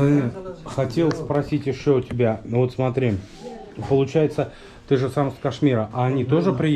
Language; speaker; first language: Russian; native; Russian